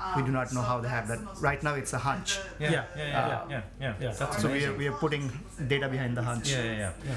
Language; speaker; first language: English; non-native, local second language; Bangla